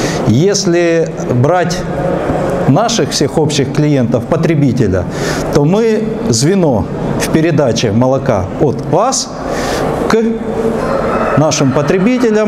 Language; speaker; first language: Russian; native; Russian